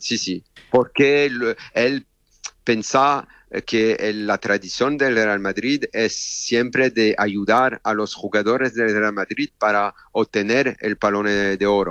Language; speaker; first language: Spanish; non-native, learner; French